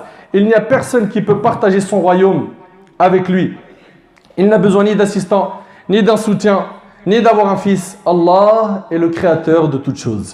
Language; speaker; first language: French; native; French